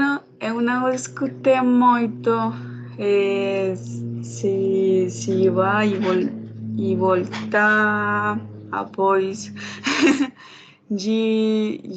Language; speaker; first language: Portuguese; non-native, learner; Spanish